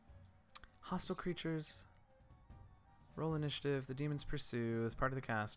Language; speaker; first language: English; native; English